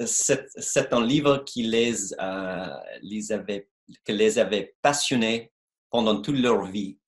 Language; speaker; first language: French; non-native, fluent; English